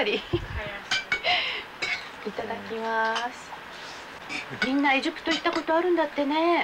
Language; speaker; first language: Japanese; native; Japanese